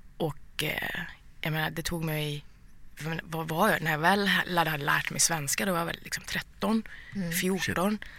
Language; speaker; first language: Swedish; early bilingual, other home language; Persian